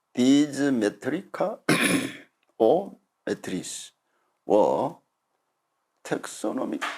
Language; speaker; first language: English; non-native, fluent; Korean